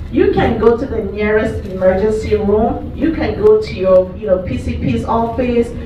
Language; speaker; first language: English; native; English